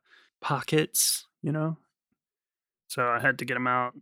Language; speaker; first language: English; native; English